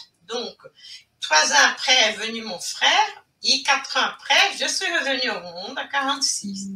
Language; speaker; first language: French; non-native, fluent; Portuguese